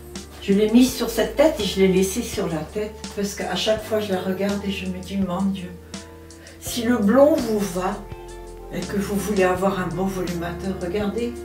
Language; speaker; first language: French; native; French